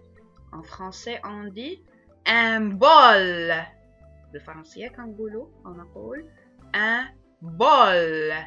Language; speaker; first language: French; non-native, local second language; Arabic